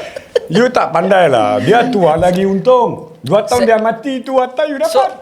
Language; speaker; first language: Malay; native; Malay